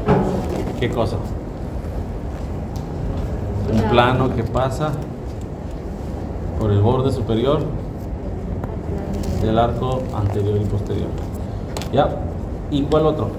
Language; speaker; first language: Spanish; native; Spanish